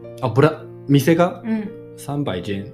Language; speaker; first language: Chinese; native; Chinese